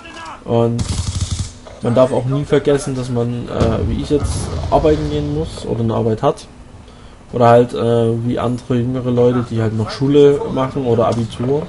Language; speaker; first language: German; native; German